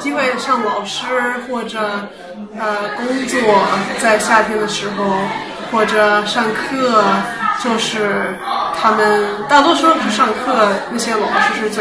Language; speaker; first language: Chinese; early bilingual, heritage; Chinese